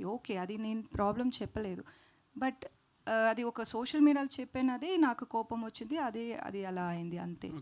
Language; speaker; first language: Telugu; non-native, local second language; Tamil